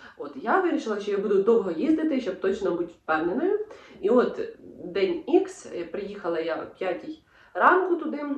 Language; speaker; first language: Ukrainian; non-native, local second language; Russian